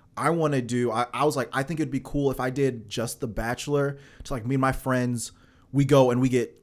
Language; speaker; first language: English; native; English